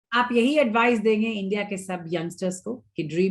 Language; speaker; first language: Hindi; native; Hindi